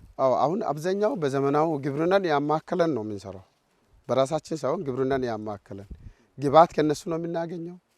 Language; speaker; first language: Amharic; non-native, local second language; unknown